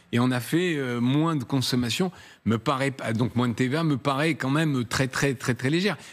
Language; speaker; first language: French; native; French